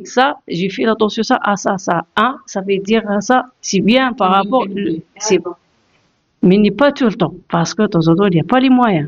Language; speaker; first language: French; non-native, learner; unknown